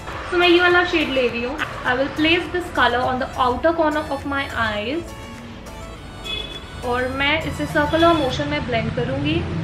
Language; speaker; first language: Hindi; native; Hindi